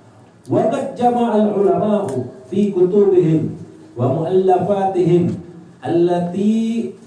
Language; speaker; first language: Arabic; non-native, fluent; Indonesian